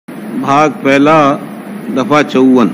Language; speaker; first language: Hindi; native; Hindi